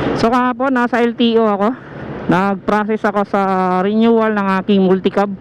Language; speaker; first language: Filipino; non-native, local second language; Cebuano